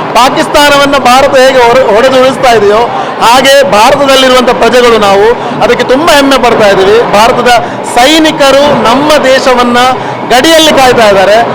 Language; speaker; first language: Kannada; non-native, local second language; Tulu